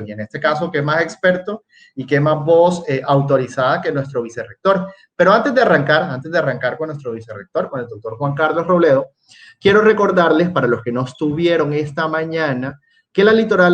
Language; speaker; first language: Spanish; native; Spanish